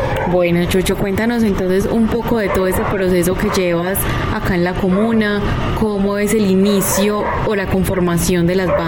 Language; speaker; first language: Spanish; native; Spanish